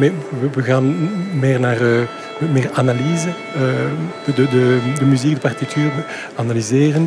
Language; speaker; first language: Dutch; non-native, local second language; French